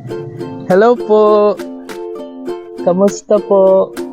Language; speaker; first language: Filipino; non-native, learner; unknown